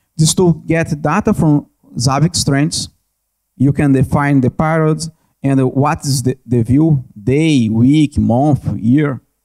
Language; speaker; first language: English; non-native, learner; Portuguese